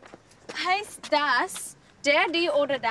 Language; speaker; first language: German; non-native, learner; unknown